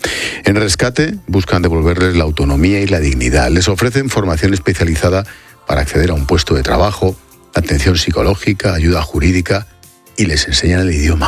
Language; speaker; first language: Spanish; native; Spanish